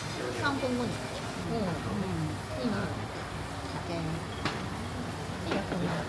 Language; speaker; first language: Japanese; native; Japanese